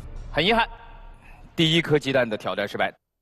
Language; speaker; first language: Chinese; native; Chinese